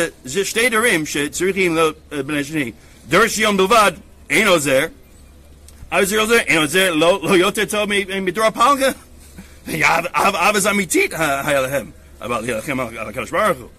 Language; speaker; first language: Hebrew; non-native, learner; English